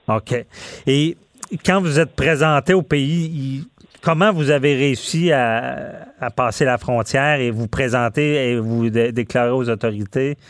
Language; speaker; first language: French; native; French